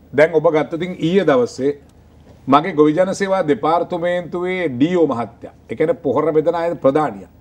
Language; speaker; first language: Sinhala; native; Sinhala